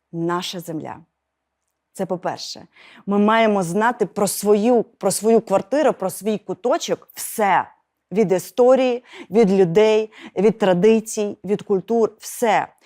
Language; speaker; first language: Ukrainian; non-native, local second language; Russian